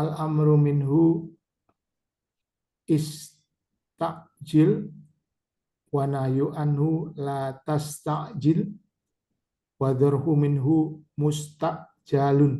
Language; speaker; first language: Arabic; non-native, learner; Indonesian